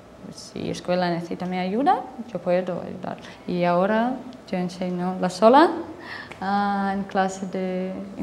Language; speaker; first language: Spanish; non-native, learner; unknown